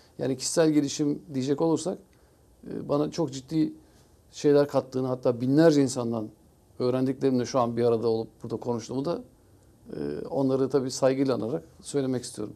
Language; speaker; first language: Turkish; early bilingual, heritage; Turkish